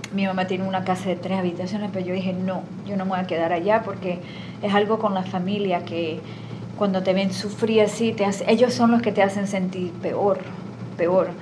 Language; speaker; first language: Spanish; native; Spanish